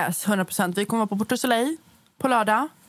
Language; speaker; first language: Swedish; native; Swedish